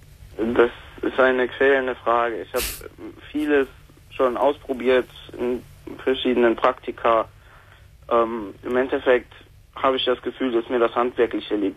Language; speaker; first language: German; native; German